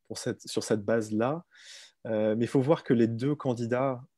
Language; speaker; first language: French; native; French